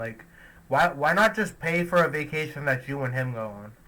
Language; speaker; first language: English; native; English